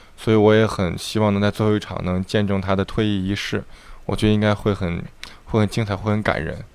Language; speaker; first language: Chinese; native; Chinese